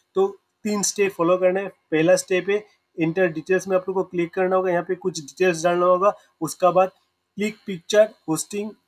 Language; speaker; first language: Hindi; non-native, local second language; Assamese